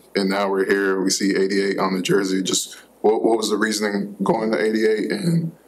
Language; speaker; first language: English; native; English